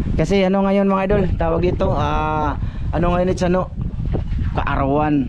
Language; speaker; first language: Filipino; non-native, local second language; Cebuano